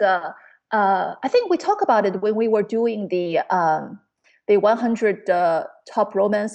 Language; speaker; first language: English; non-native, fluent; Chinese